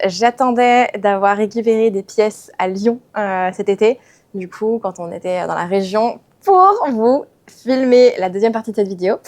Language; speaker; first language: French; native; French